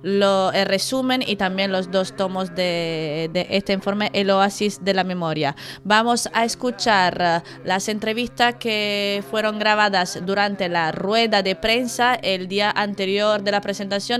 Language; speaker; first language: Spanish; native; Spanish